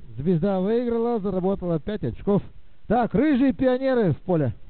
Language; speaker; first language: Russian; native; Russian